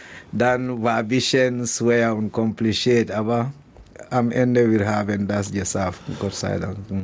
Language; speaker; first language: German; non-native, learner; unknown